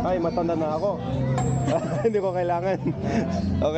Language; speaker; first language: Filipino; non-native, learner; English